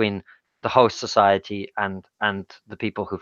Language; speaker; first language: English; non-native, fluent; Russian